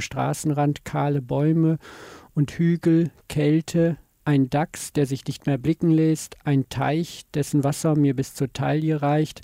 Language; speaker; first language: German; native; German